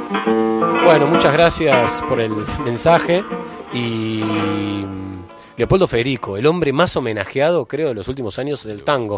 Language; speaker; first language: Spanish; native; Spanish